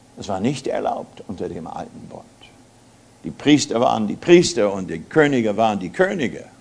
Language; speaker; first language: German; non-native, fluent; English